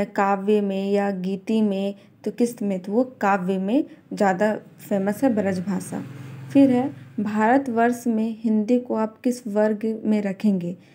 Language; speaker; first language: Hindi; native; Hindi